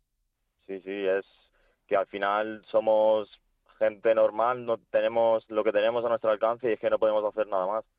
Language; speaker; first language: Spanish; early bilingual, other home language; Ukrainian